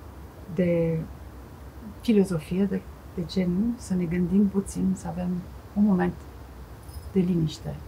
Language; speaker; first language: Romanian; non-native, fluent; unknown